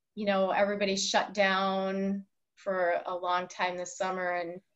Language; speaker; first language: English; native; English